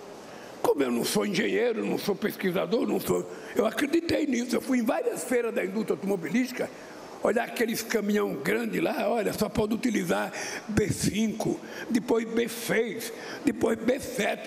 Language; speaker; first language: Portuguese; native; Portuguese